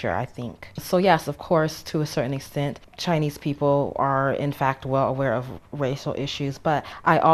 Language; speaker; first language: English; native; English